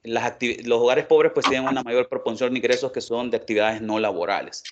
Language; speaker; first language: Spanish; native; Spanish